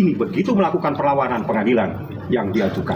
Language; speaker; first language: Indonesian; native; Indonesian